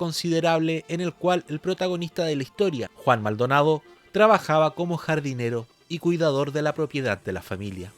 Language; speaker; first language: Spanish; native; Spanish